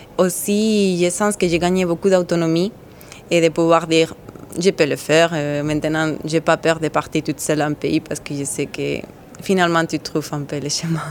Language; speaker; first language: French; non-native, learner; Spanish